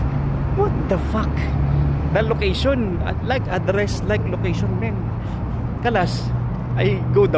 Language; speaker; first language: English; non-native, learner; Filipino